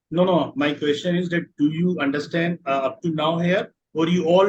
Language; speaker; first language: English; non-native, local second language; Urdu